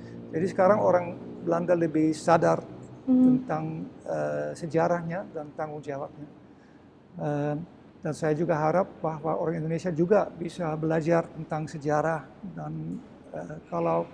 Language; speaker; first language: Indonesian; early bilingual, heritage; Dutch